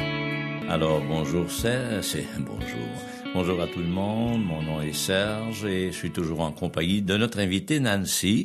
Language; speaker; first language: French; native; French